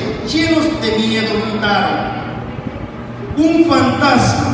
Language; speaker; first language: Spanish; native; Spanish